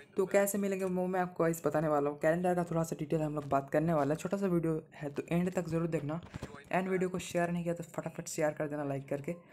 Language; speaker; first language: Hindi; non-native, local second language; Bangla